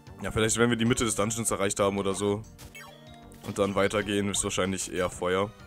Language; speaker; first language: German; native; German